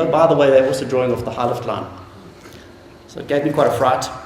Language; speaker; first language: English; native; English